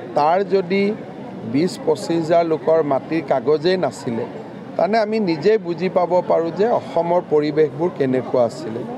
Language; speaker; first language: Assamese; native; Assamese